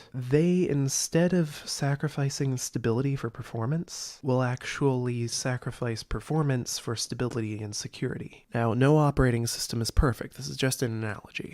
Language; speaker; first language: English; native; English